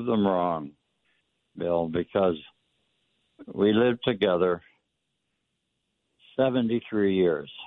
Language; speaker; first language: English; native; English